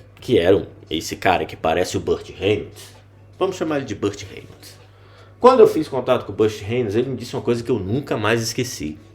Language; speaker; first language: Portuguese; native; Portuguese